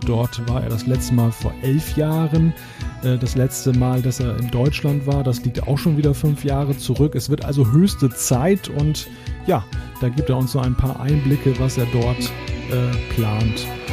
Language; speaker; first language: German; native; German